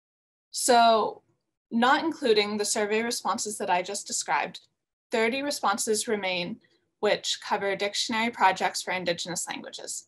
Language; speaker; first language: English; native; English